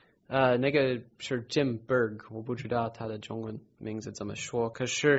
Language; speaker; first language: Chinese; non-native, fluent; English